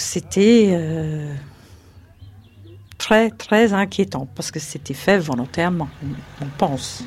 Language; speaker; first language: French; non-native, fluent; English